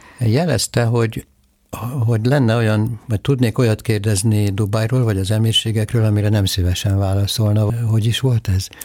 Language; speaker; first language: Hungarian; native; Hungarian